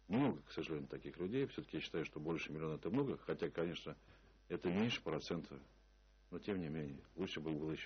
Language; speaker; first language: Russian; native; Russian